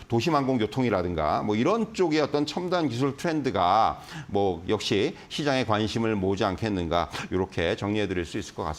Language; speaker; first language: Korean; native; Korean